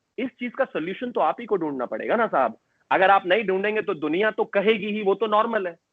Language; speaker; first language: Hindi; native; Hindi